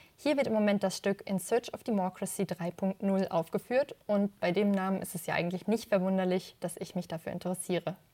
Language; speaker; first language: German; native; German